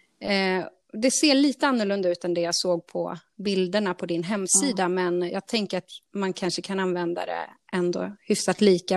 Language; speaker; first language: Swedish; native; Swedish